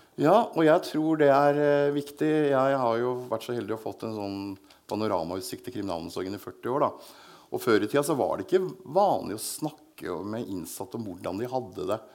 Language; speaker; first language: Norwegian; native; Norwegian